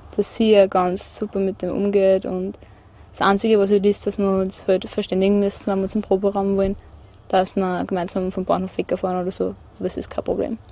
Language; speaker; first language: German; native; German